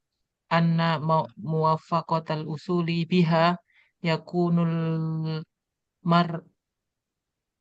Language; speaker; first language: Arabic; non-native, learner; Indonesian